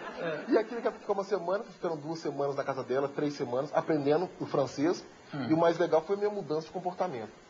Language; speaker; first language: Portuguese; native; Portuguese